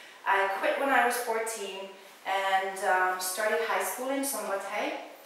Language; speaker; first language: English; non-native, fluent; Hungarian